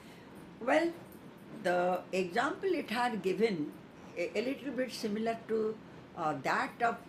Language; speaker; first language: English; non-native, local second language; Odia